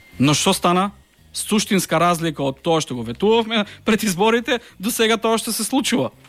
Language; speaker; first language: Macedonian; native; Macedonian